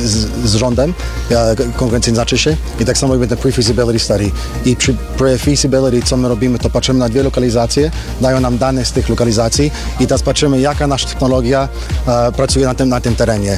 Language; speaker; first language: Polish; early bilingual, heritage; Polish